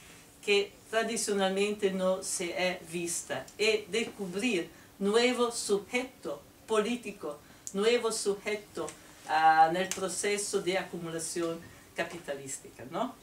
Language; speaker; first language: Spanish; non-native, fluent; Italian